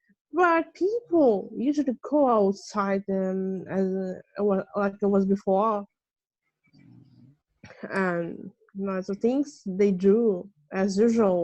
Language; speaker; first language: English; non-native, fluent; Russian